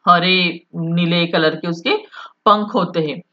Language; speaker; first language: Hindi; non-native, local second language; Marathi